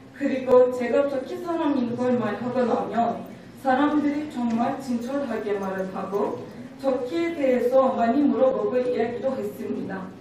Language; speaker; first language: Korean; non-native, learner; Turkish